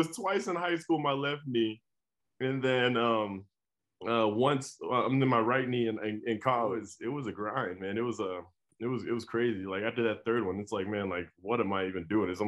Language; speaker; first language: English; native; English